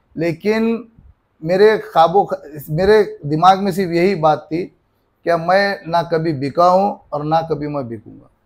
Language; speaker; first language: Hindi; non-native, local second language; Marathi